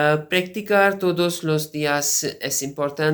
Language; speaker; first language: Spanish; non-native, learner; Urdu